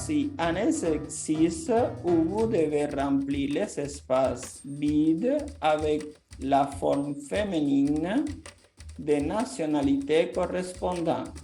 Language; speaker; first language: French; non-native, fluent; Portuguese